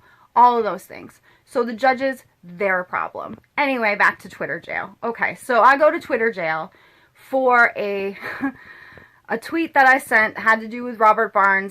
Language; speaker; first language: English; native; English